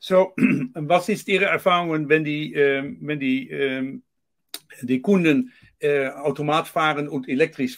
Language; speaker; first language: German; non-native, learner; Dutch